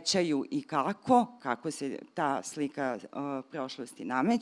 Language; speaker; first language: Serbian; native; Serbian